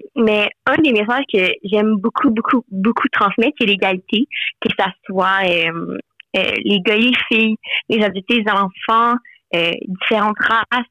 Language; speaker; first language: French; non-native, local second language; English